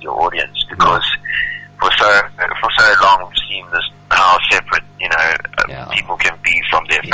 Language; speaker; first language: English; native; English